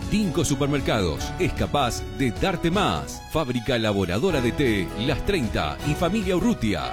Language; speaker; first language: Spanish; native; Spanish